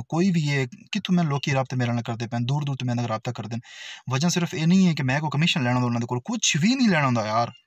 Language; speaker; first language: Urdu; non-native, local second language; Punjabi